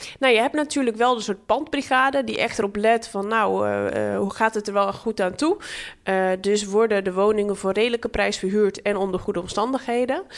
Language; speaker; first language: Dutch; native; Dutch